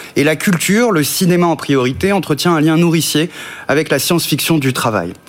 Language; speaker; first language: French; native; French